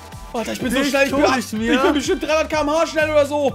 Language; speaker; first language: German; native; German